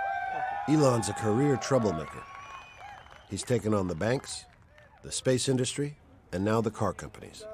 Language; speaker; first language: English; native; English